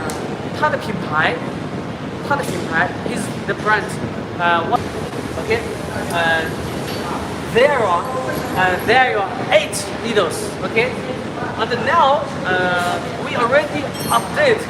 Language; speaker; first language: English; non-native, learner; Chinese